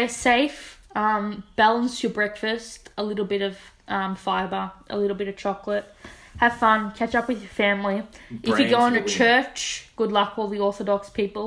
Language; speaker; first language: English; native; English